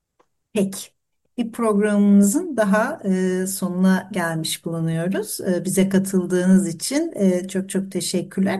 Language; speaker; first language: Turkish; native; Turkish